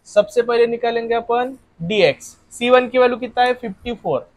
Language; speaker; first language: Hindi; non-native, local second language; Marathi